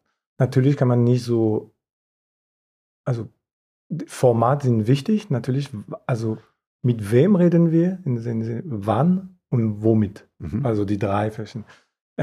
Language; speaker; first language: German; non-native, fluent; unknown